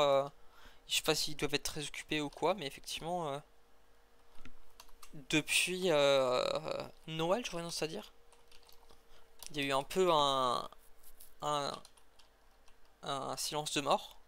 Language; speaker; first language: French; native; French